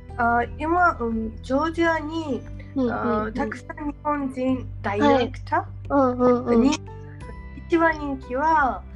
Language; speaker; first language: Japanese; non-native, learner; Georgian